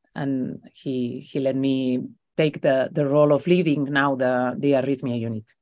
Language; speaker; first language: English; non-native, fluent; Spanish